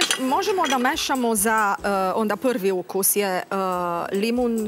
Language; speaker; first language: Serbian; non-native, learner; Romanian